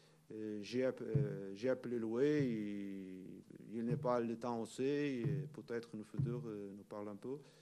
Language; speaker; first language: French; non-native, learner; Portuguese